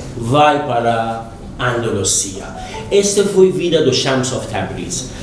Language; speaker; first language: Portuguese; non-native, learner; Persian